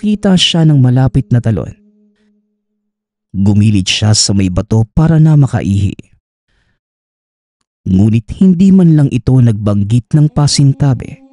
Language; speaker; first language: Filipino; native; Filipino